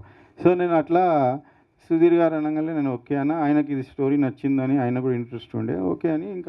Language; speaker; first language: Telugu; native; Telugu